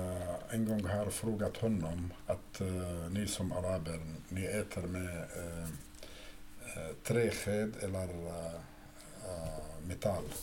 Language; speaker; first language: Swedish; non-native, fluent; Arabic